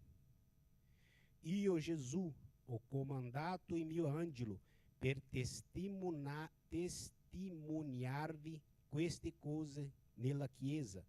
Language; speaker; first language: Italian; non-native, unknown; Portuguese